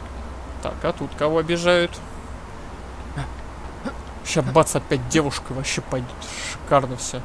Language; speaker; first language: Russian; native; Russian